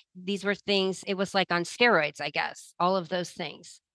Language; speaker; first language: English; native; English